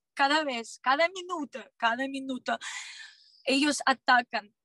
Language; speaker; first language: Spanish; non-native, learner; Ukrainian